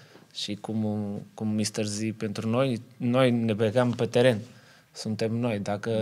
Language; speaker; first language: Romanian; non-native, learner; Portuguese